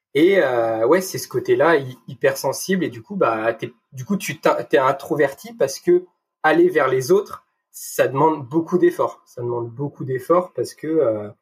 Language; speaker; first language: French; native; French